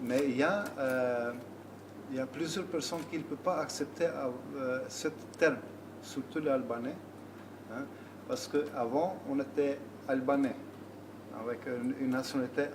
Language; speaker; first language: French; non-native, learner; Albanian